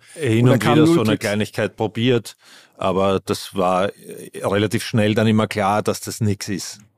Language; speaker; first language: German; native; German